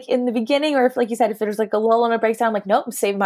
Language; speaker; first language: English; native; English